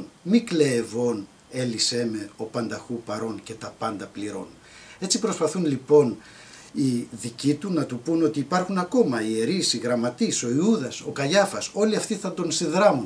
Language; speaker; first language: Greek; native; Greek